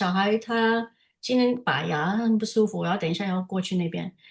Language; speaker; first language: Chinese; early bilingual, heritage; Chinese